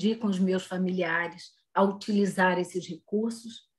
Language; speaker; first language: Portuguese; native; Portuguese